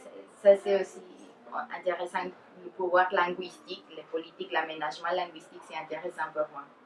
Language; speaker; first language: French; non-native, fluent; Spanish